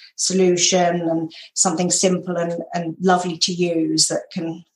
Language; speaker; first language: English; native; English